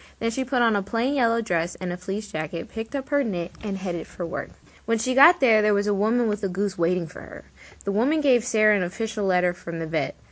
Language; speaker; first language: English; native; English